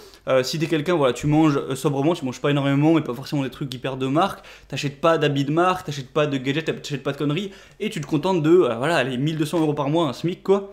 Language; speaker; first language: French; native; French